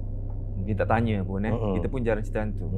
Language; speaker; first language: Malay; native; Malay